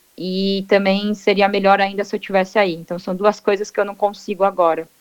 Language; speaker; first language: Portuguese; native; Portuguese